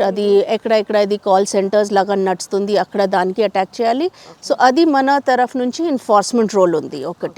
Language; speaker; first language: Telugu; non-native, local second language; Hindi